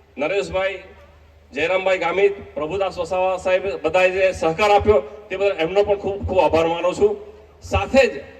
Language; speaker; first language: Gujarati; non-native, local second language; Bhili